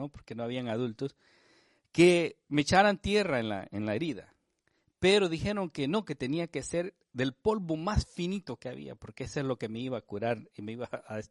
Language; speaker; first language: Spanish; native; Spanish